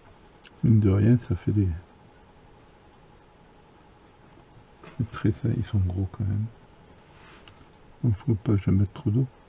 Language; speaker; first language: French; native; French